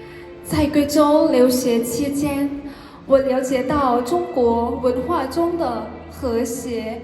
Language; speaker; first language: Chinese; non-native, fluent; Lao